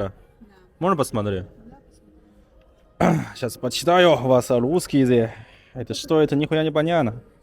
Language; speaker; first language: Russian; non-native, learner; Chinese